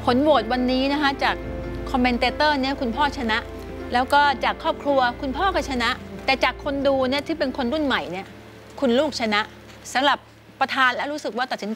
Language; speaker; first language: Thai; native; Thai